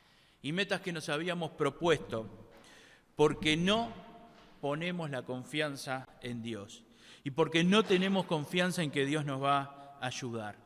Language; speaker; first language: Spanish; native; Spanish